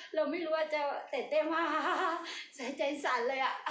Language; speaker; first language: Thai; non-native, fluent; Burmese